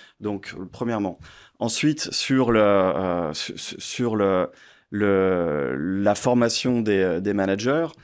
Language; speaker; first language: French; native; French